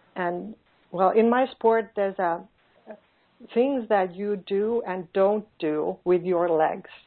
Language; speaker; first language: English; non-native, fluent; Finnish